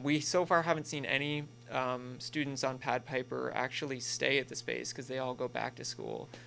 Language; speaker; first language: English; native; English